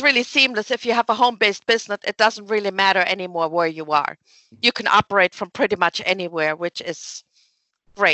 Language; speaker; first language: English; non-native, fluent; German